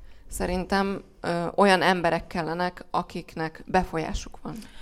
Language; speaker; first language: Hungarian; native; Hungarian